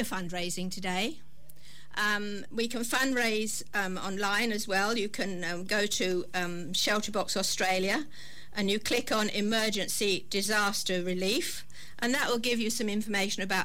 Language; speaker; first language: English; native; English